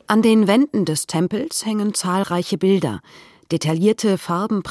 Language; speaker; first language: German; native; German